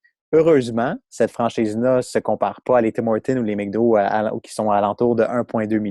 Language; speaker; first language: French; native; French